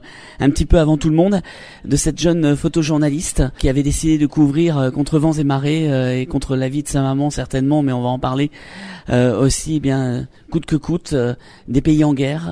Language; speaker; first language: French; native; French